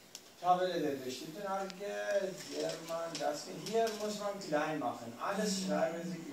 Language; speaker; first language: German; non-native, learner; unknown